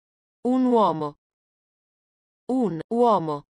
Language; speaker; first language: Italian; non-native, learner; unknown